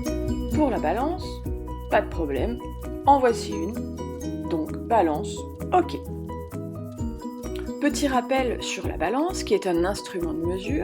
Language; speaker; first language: French; native; French